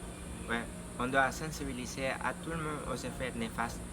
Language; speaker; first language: French; non-native, learner; Spanish